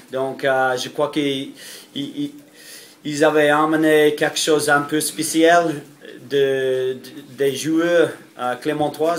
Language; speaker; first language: French; non-native, fluent; English